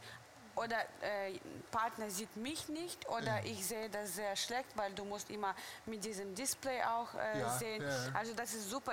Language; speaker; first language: German; non-native, fluent; Russian